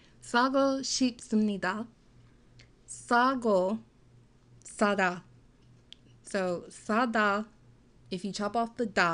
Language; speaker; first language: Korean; non-native, learner; English